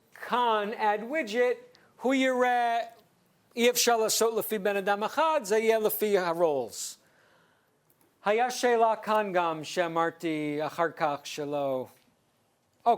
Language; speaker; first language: Hebrew; non-native, fluent; English